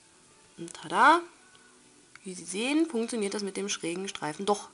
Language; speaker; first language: German; native; German